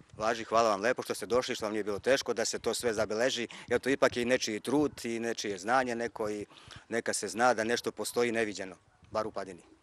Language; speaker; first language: Croatian; non-native, local second language; Slovak